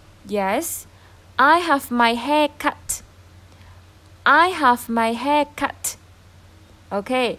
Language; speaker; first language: English; non-native, fluent; Vietnamese